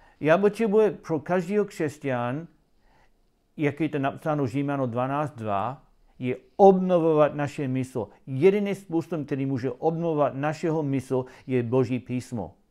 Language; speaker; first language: Czech; non-native, learner; English